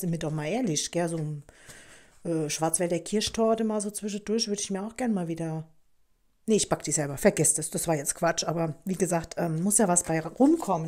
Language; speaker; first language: German; native; German